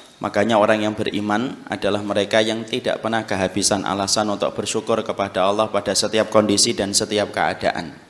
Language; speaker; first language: Indonesian; native; Indonesian